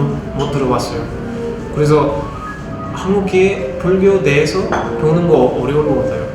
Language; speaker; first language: Korean; non-native, learner; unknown